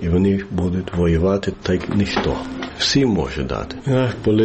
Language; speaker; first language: Ukrainian; early bilingual, heritage; English